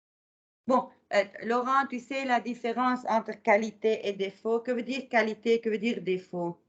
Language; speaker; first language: French; non-native, fluent; Arabic